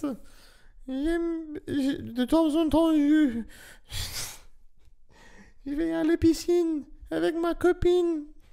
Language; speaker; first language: French; non-native, fluent; English